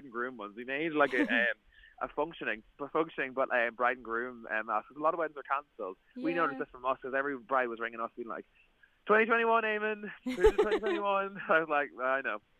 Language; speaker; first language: English; native; English